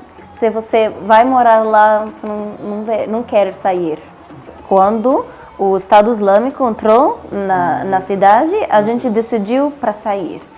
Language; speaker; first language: Portuguese; non-native, fluent; Arabic